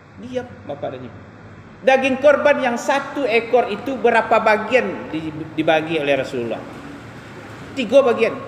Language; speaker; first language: Malay; non-native, local second language; Minangkabau